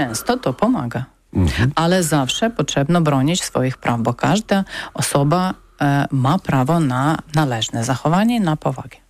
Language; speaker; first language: Polish; non-native, learner; Ukrainian